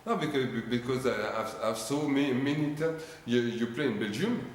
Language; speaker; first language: English; non-native, learner; French